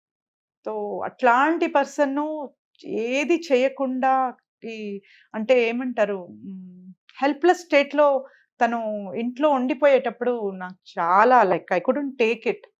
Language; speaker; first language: Telugu; native; Telugu